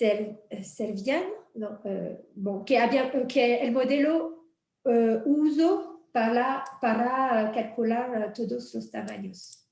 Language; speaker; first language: Spanish; non-native, fluent; French